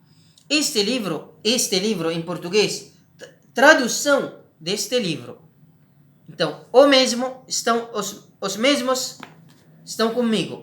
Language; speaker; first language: Portuguese; non-native, learner; Arabic